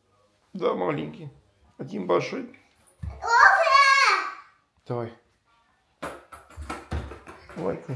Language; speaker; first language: Russian; non-native, fluent; Armenian